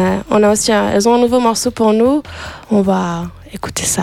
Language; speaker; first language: French; native; French